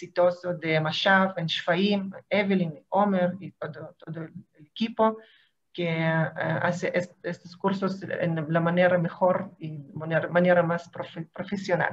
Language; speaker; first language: Spanish; non-native, fluent; Hebrew